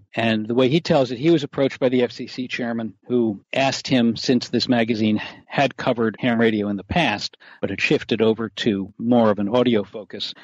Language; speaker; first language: English; native; English